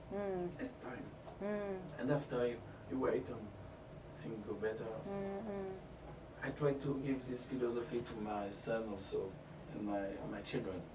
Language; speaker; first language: English; non-native, fluent; French